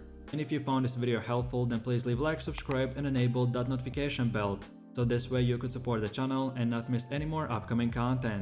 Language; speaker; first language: English; non-native, fluent; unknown